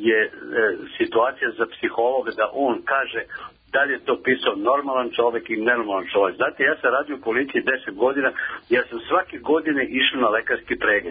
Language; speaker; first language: Serbian; native; Serbian